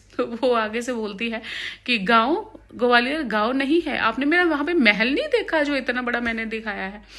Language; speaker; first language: Hindi; non-native, local second language; Punjabi